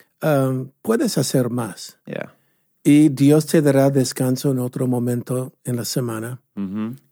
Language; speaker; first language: Spanish; non-native, fluent; English